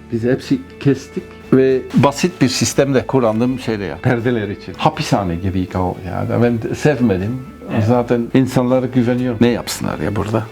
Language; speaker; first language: Turkish; non-native, fluent; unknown